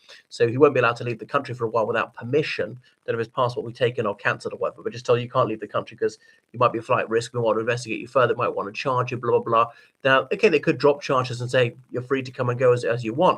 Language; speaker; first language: English; native; English